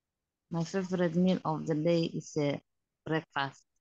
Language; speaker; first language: English; non-native, learner; Somali